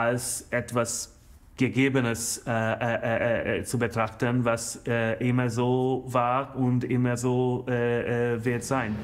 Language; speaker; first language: German; non-native, fluent; Hungarian